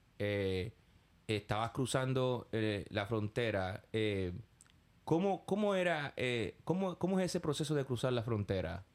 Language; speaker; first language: Spanish; native; Spanish